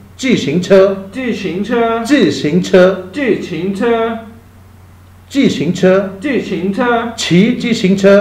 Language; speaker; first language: Chinese; non-native, fluent; Bangla